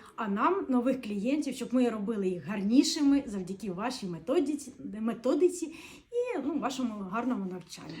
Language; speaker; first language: Ukrainian; non-native, local second language; Russian